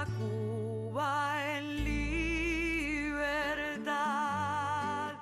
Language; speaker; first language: Spanish; native; Spanish